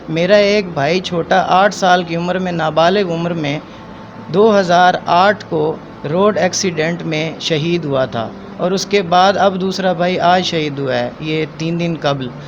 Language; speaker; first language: Urdu; non-native, local second language; Punjabi